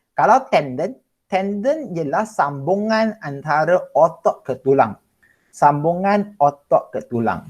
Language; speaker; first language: Malay; non-native, local second language; Chinese